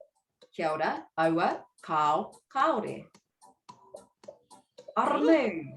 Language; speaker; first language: Māori; non-native, local second language; English